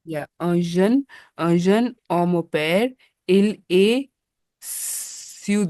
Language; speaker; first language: French; non-native, learner; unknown